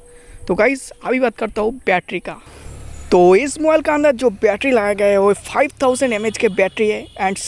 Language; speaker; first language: Hindi; non-native, local second language; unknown